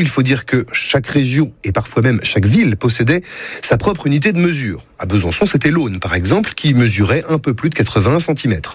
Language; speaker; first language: French; native; French